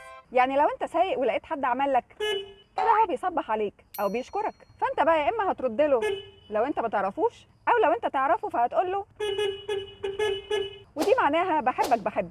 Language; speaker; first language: Arabic; native; Arabic